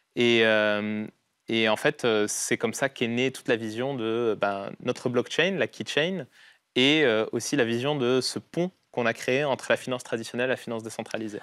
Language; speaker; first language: French; non-native, local second language; Arabic